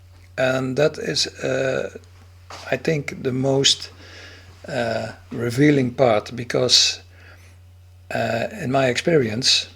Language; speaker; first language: English; non-native, fluent; Dutch